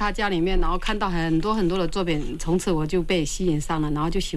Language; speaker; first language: Chinese; native; Chinese